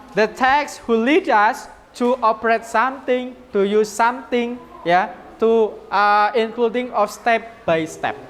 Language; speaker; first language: English; non-native, learner; Indonesian